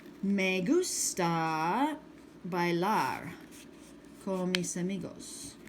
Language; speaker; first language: Spanish; non-native, fluent; English